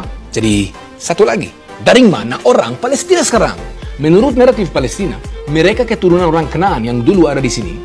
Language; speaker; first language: Indonesian; non-native, fluent; Hebrew